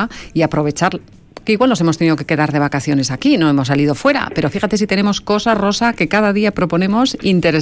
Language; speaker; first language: Spanish; native; Spanish